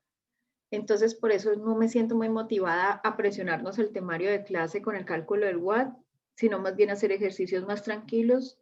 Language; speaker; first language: Spanish; native; Spanish